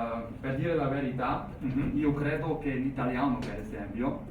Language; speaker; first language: Italian; non-native, fluent; German